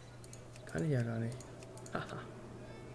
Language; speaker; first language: German; native; German